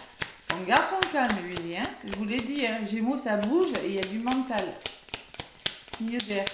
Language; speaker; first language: French; native; French